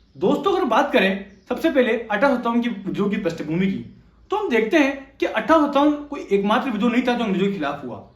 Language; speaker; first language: Hindi; non-native, local second language; Bangla